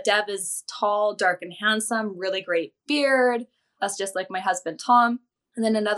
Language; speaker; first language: English; native; English